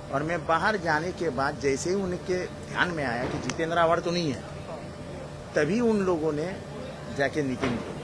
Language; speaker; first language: Hindi; non-native, local second language; Marathi